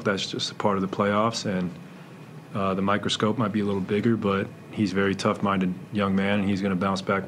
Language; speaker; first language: English; native; English